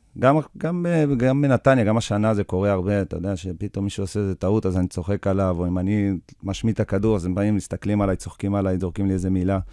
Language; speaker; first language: Hebrew; early bilingual, other home language; English